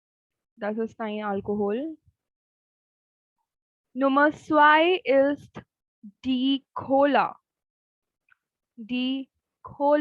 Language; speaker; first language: German; non-native, fluent; Hindi